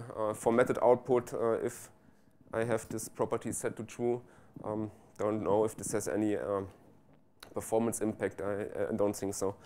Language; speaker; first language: English; non-native, fluent; German